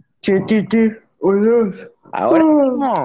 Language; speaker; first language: Spanish; native; Spanish